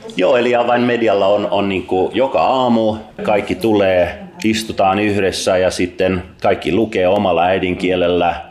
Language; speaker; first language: Finnish; non-native, fluent; Swedish